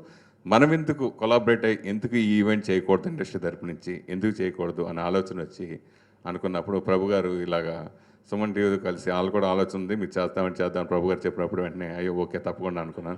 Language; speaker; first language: Telugu; native; Telugu